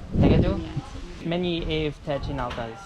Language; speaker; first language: Hungarian; non-native, learner; English